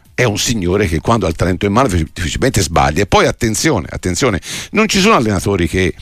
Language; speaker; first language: Italian; native; Italian